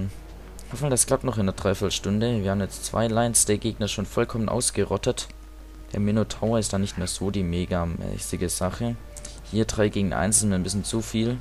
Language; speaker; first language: German; native; German